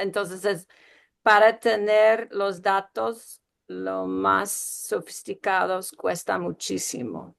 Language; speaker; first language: Spanish; early bilingual, heritage; Spanish